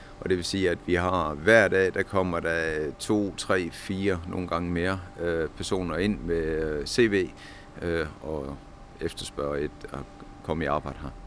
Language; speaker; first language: Danish; native; Danish